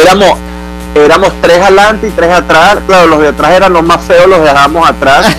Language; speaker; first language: Spanish; native; Spanish